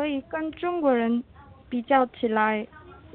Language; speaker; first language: Chinese; non-native, learner; Korean